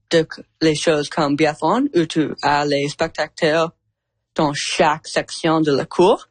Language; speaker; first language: French; non-native, learner; English